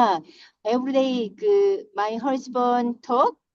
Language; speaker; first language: English; non-native, learner; Korean